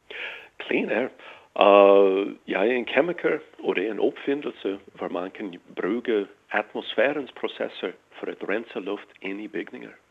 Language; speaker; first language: Danish; non-native, fluent; English